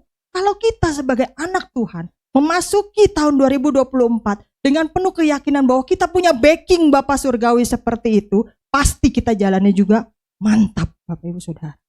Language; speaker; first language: Indonesian; native; Indonesian